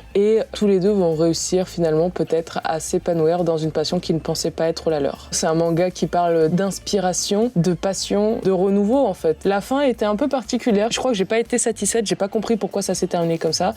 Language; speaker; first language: French; native; French